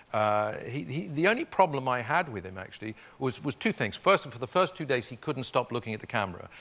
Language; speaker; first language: English; native; English